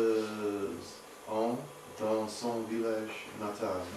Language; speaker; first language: French; non-native, learner; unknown